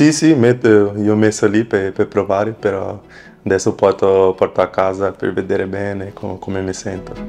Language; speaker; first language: Italian; non-native, fluent; Portuguese